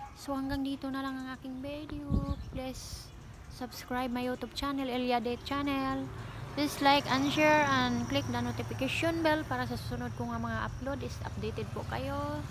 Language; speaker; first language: Filipino; non-native, local second language; Cebuano